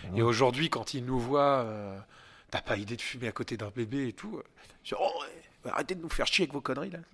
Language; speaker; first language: French; native; French